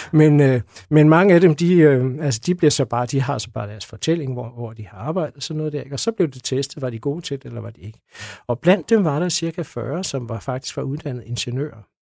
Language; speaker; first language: Danish; native; Danish